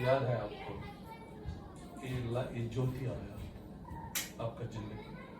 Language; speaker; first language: Hindi; non-native, local second language; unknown